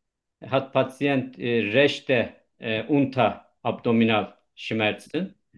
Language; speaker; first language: German; non-native, learner; Turkish